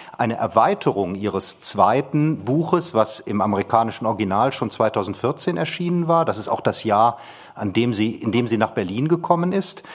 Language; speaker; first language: German; native; German